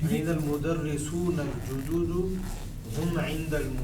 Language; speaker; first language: Arabic; non-native, learner; Urdu